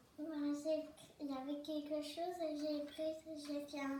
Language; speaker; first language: French; early bilingual, other home language; Turkish